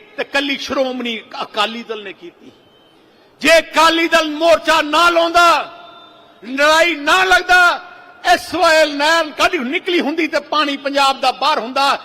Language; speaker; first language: Punjabi; native; Punjabi